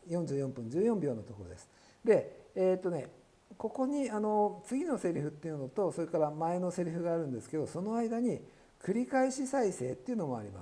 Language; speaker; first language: Japanese; native; Japanese